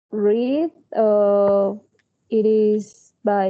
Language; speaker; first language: English; non-native, learner; Spanish